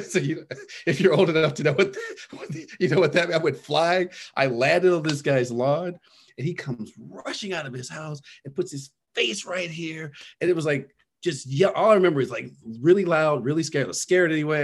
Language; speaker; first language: English; native; English